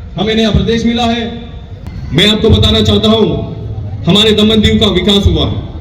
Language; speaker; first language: Hindi; non-native, local second language; Gujarati